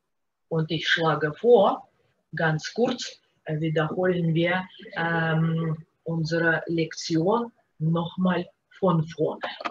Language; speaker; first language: German; non-native, fluent; Russian